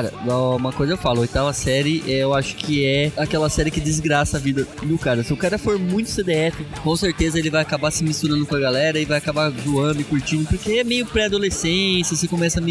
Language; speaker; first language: Portuguese; native; Portuguese